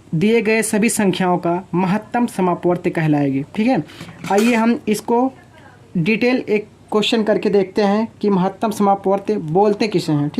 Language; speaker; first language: Hindi; native; Hindi